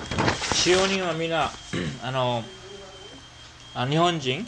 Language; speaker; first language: Japanese; early bilingual, heritage; Japanese